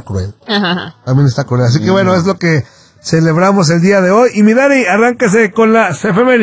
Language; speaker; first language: Spanish; native; Spanish